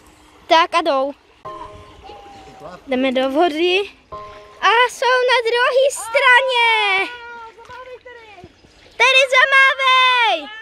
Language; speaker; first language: Czech; early bilingual, heritage; Czech